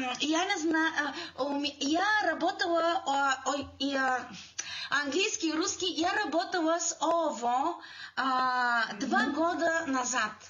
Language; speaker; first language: Russian; non-native, learner; Bulgarian